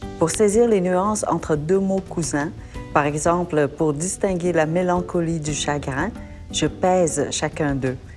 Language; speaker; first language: French; early bilingual, other home language; Vietnamese